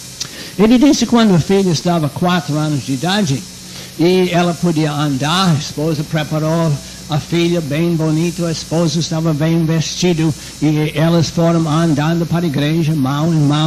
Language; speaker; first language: Portuguese; non-native, fluent; English